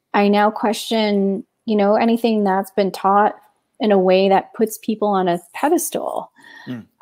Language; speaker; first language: English; native; English